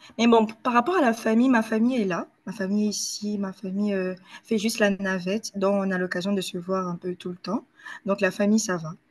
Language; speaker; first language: French; native; French